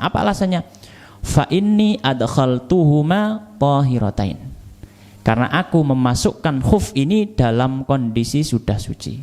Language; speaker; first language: Indonesian; native; Indonesian